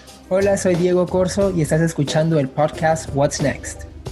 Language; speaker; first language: Spanish; early bilingual, heritage; Spanish